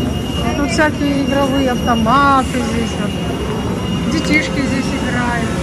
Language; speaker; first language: Russian; native; Russian